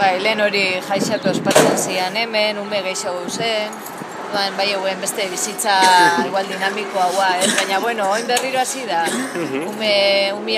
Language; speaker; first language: Basque; native; Basque